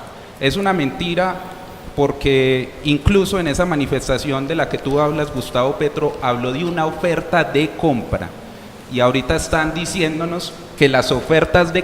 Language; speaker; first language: Spanish; native; Spanish